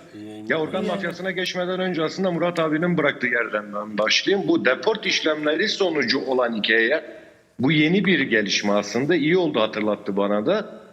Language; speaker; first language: Turkish; native; Turkish